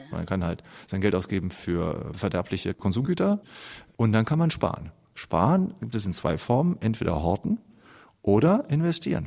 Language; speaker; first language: German; native; German